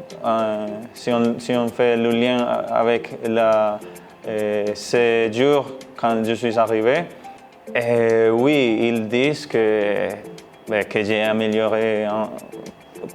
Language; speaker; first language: French; non-native, fluent; Spanish